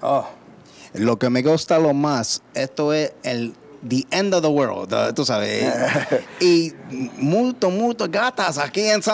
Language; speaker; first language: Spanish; early bilingual, heritage; English